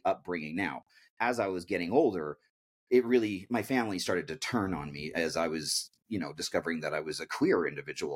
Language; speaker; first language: English; native; English